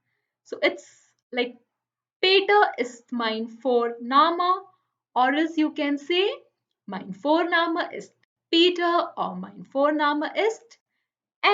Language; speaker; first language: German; non-native, fluent; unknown